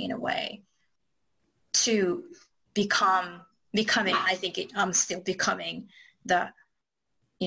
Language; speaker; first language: English; non-native, fluent; Japanese